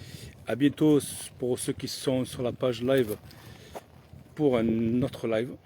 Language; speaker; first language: French; native; French